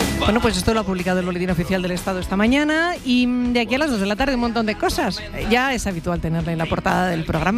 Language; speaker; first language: Spanish; native; Spanish